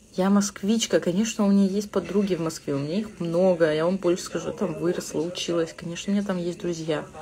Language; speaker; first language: Russian; early bilingual, other home language; Georgian